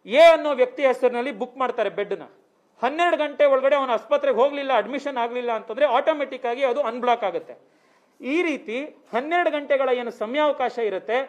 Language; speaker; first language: Kannada; native; Kannada